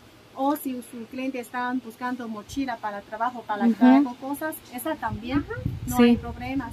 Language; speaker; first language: Spanish; non-native, learner; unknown